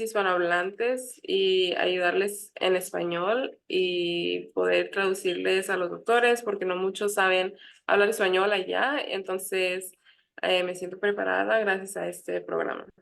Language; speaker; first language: Spanish; early bilingual, heritage; Spanish